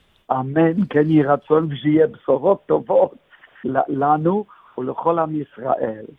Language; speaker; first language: Hebrew; non-native, fluent; English